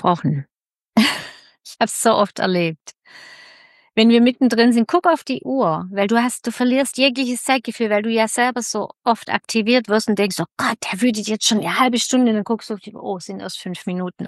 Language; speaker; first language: German; native; German